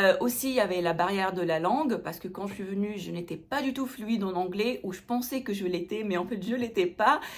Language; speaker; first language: French; non-native, local second language; Arabic